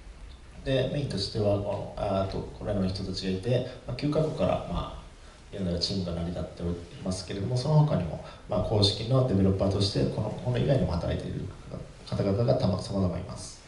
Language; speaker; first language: Japanese; native; Japanese